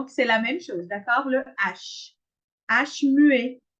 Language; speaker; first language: French; non-native, fluent; Portuguese